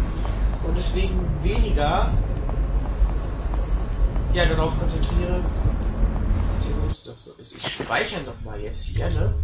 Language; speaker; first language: German; native; German